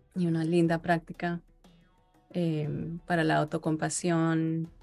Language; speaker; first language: Spanish; early bilingual, heritage; Spanish